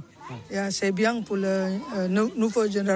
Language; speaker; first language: French; non-native, learner; Indonesian